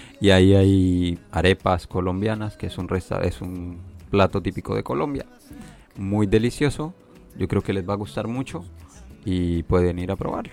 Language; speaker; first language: Spanish; non-native, fluent; Chinese